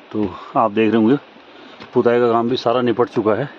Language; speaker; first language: Hindi; native; Hindi